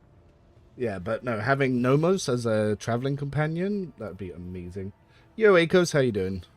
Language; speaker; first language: English; native; English